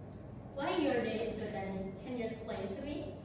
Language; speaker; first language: English; non-native, learner; Indonesian